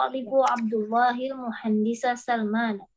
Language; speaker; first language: Arabic; non-native, learner; Indonesian